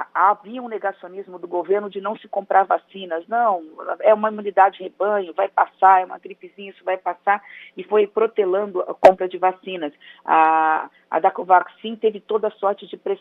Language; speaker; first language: Portuguese; native; Portuguese